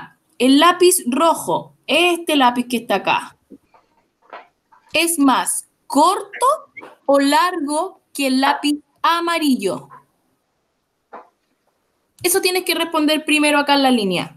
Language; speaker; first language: Spanish; native; Spanish